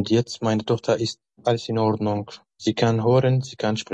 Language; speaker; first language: German; non-native, learner; Kurdish